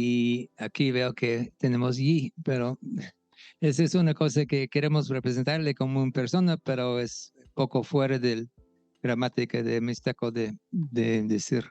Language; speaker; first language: Spanish; non-native, local second language; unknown